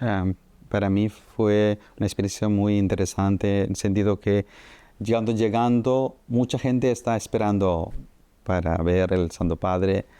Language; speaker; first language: Spanish; non-native, fluent; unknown